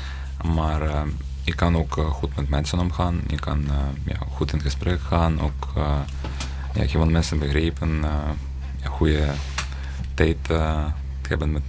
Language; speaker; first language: Dutch; non-native, fluent; Ukrainian